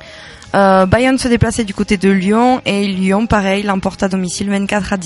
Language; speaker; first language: French; native; French